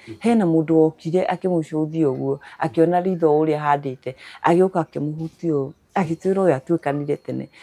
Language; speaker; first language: Kikuyu; native; Kikuyu